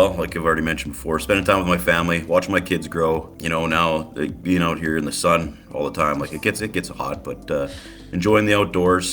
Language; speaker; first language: English; native; English